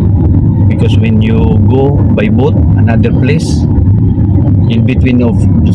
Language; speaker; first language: English; non-native, learner; Filipino